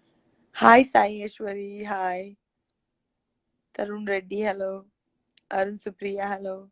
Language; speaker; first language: Telugu; non-native, learner; Gujarati